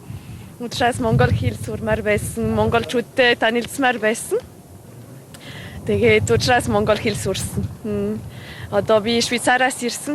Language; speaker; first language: Mongolian; non-native, learner; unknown